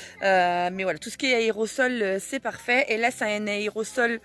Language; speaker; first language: French; native; French